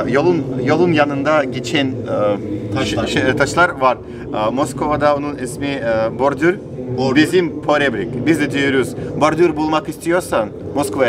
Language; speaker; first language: Turkish; non-native, learner; Russian